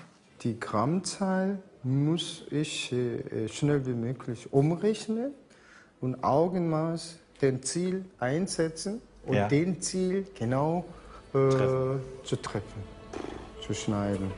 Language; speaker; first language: German; non-native, learner; Korean